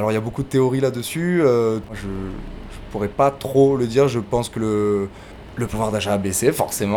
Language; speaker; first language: French; native; French